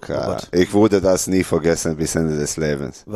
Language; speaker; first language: German; non-native, learner; Serbian